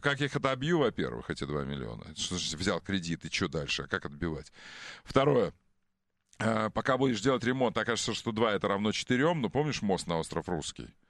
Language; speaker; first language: Russian; native; Russian